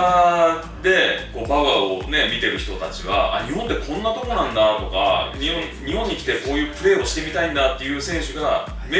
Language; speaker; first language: Japanese; native; Japanese